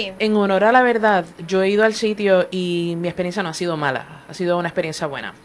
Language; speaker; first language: Spanish; native; Spanish